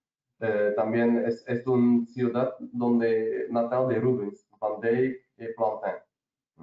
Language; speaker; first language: Spanish; non-native, learner; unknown